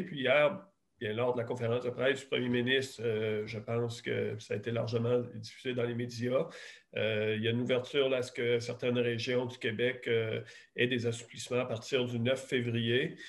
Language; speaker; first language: French; native; French